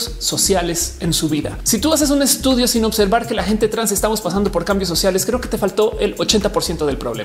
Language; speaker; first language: Spanish; native; Spanish